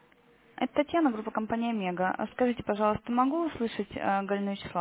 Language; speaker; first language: Russian; native; Russian